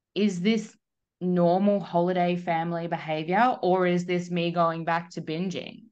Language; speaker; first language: English; native; English